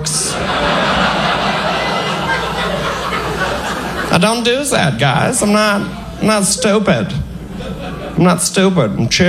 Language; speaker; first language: English; non-native, fluent; German